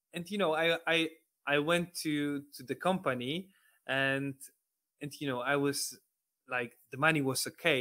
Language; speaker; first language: English; non-native, fluent; Polish